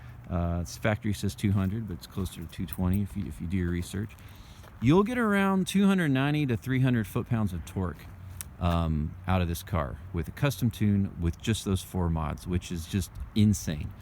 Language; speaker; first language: English; native; English